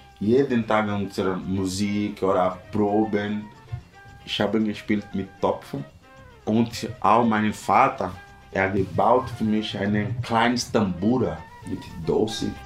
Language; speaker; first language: German; non-native, learner; Portuguese